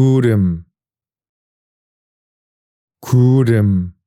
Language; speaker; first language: Korean; native; Korean